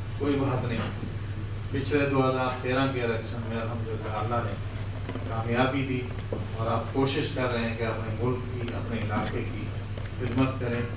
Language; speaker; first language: Urdu; non-native, local second language; Saraiki